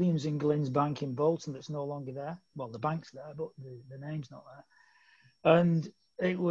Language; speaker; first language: English; native; English